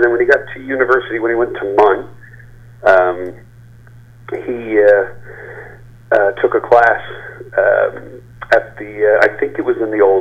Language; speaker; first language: English; native; English